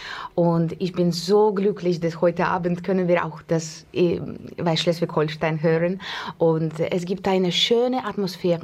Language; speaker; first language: German; non-native, learner; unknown